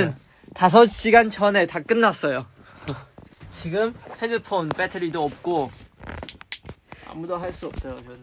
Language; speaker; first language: Korean; non-native, fluent; Chinese